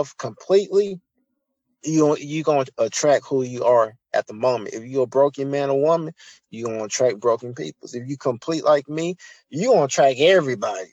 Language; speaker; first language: English; native; English